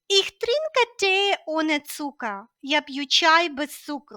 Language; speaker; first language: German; non-native, fluent; Ukrainian